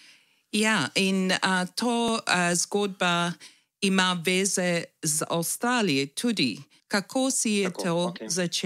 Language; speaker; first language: Slovenian; early bilingual, heritage; Slovenian